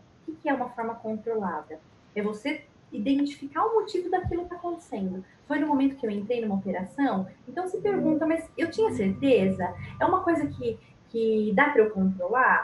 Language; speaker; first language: Portuguese; native; Portuguese